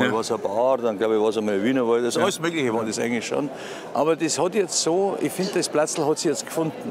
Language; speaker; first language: German; native; German